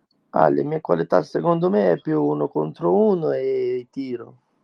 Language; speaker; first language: Italian; non-native, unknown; Portuguese